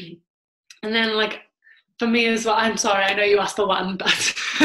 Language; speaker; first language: English; native; English